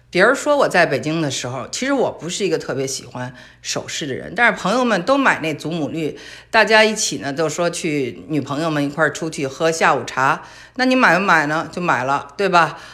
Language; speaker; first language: Chinese; native; Chinese